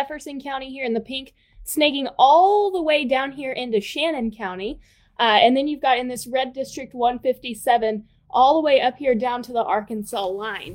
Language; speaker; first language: English; native; English